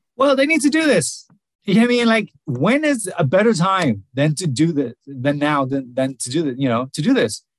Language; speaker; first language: English; early bilingual, other home language; Vietnamese